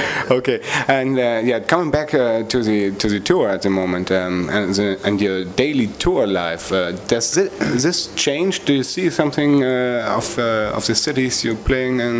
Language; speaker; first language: English; non-native, fluent; German